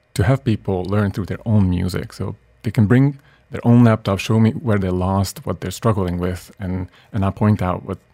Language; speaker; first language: English; non-native, fluent; Hungarian